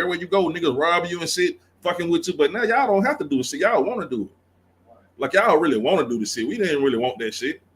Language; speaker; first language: English; native; English